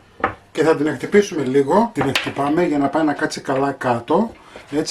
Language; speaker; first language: Greek; native; Greek